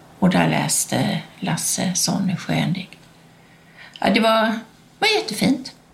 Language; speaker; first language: Swedish; native; Swedish